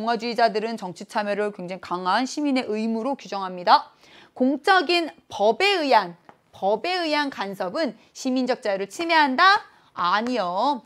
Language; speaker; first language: Korean; native; Korean